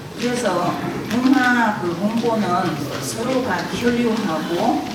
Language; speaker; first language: Korean; non-native, fluent; Vietnamese